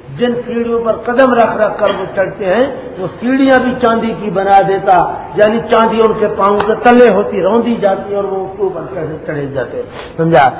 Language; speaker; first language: Urdu; non-native, local second language; Saraiki